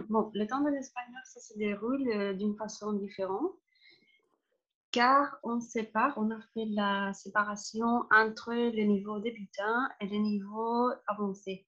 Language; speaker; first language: French; non-native, fluent; Spanish